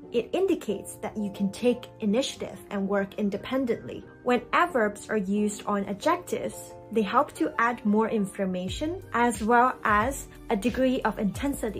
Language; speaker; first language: English; non-native, fluent; Chinese